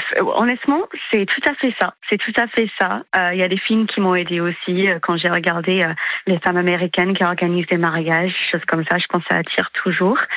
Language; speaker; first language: French; non-native, fluent; English